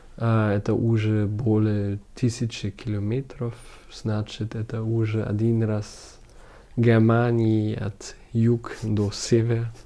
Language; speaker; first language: Russian; non-native, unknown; German